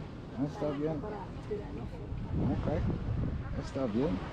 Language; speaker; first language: Spanish; non-native, learner; English